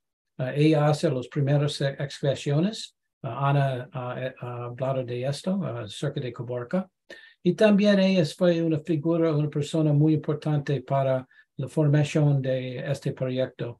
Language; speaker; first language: Spanish; non-native, learner; English